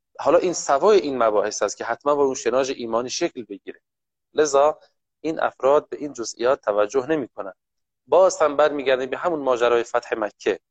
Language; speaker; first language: Persian; native; Persian